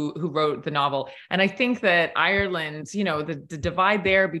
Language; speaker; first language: English; native; English